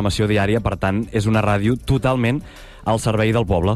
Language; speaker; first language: Catalan; native; Catalan